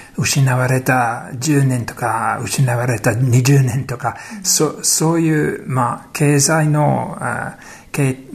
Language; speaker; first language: Japanese; non-native, fluent; English